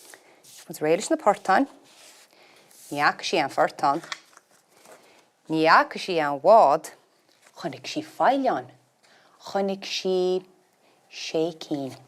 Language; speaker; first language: Irish; native; Irish